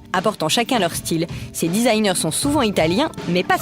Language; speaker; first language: French; native; French